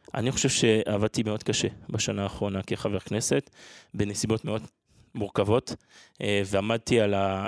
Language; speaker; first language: Hebrew; non-native, fluent; French